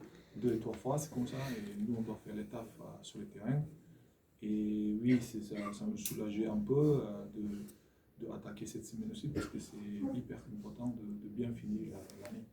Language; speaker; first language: French; non-native, learner; Fijian